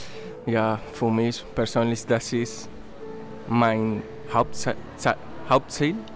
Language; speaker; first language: German; non-native, learner; Spanish